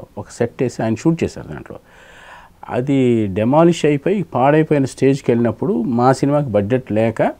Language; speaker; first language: Telugu; native; Telugu